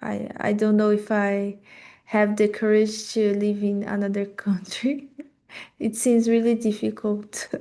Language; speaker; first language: English; non-native, learner; Portuguese